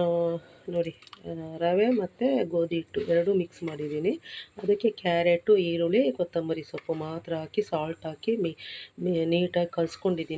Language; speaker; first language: Kannada; native; Kannada